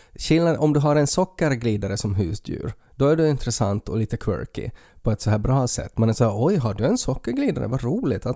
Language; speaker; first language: Swedish; native; Swedish